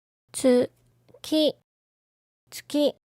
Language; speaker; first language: Japanese; native; Japanese